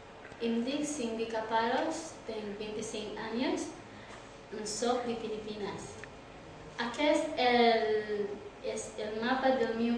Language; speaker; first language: Catalan; non-native, learner; Cebuano